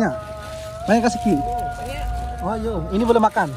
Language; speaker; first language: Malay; non-native, learner; Bangla